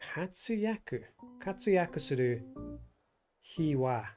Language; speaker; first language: Japanese; non-native, learner; English